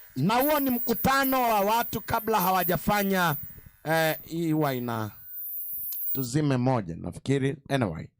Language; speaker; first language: Swahili; non-native, local second language; Gusii